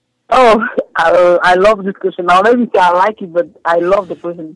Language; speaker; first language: English; non-native, local second language; French